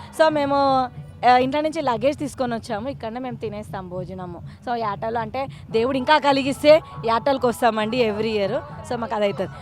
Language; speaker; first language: Telugu; native; Telugu